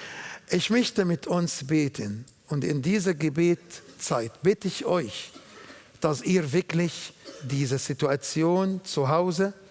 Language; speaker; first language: German; non-native, learner; Arabic